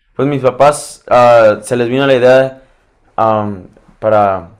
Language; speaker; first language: Spanish; early bilingual, heritage; Spanish